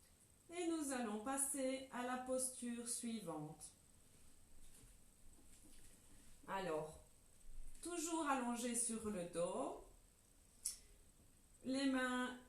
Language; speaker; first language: French; native; French